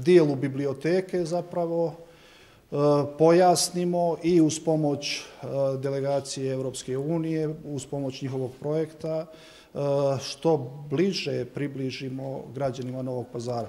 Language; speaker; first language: Serbian; native; Serbian